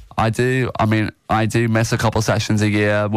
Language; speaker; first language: English; native; English